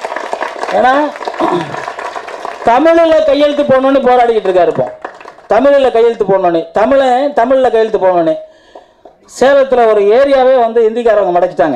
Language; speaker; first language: Tamil; native; Tamil